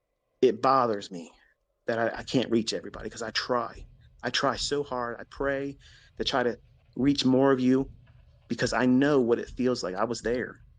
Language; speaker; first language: English; native; English